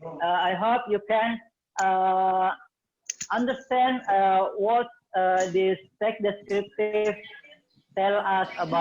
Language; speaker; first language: English; non-native, fluent; Indonesian